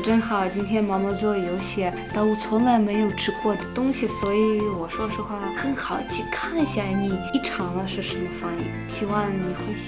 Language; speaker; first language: Chinese; non-native, fluent; Russian